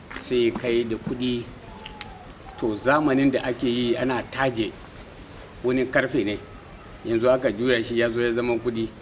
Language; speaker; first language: Hausa; non-native, local second language; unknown